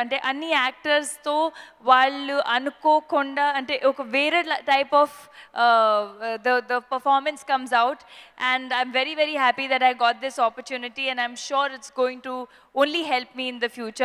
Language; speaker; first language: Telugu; non-native, fluent; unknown